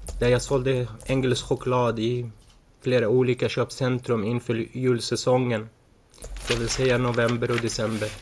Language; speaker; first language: Swedish; early bilingual, other home language; Arabic